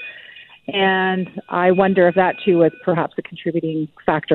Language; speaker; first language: English; native; English